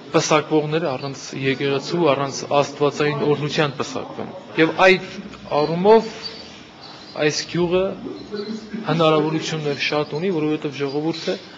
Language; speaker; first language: Armenian; native; Armenian